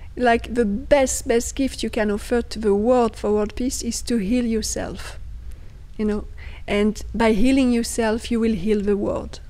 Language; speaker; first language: English; non-native, fluent; French